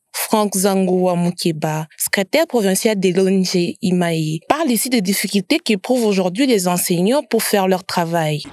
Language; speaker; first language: French; non-native, local second language; Swahili